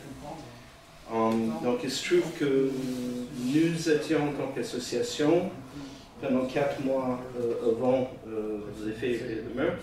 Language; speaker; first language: French; native; French